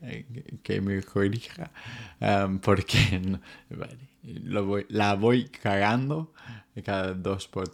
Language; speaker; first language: Spanish; non-native, fluent; English